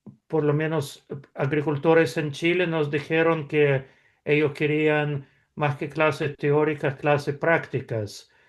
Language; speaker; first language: Spanish; non-native, fluent; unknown